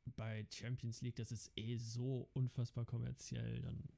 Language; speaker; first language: German; early bilingual, other home language; Dutch